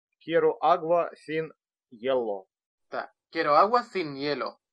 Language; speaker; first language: Spanish; non-native, fluent; Russian